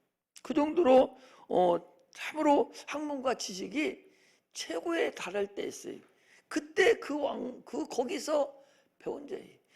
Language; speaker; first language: Korean; native; Korean